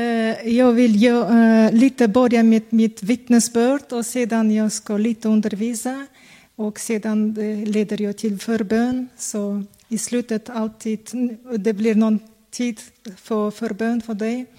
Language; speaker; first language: Swedish; non-native, fluent; Kazakh